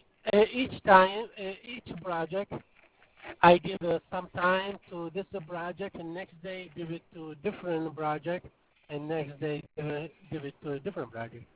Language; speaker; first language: English; non-native, fluent; Arabic